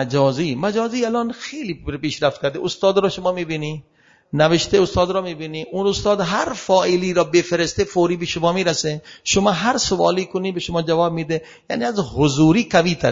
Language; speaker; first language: Persian; non-native, fluent; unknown